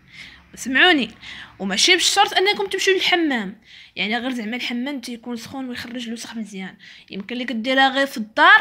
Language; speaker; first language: Arabic; native; Arabic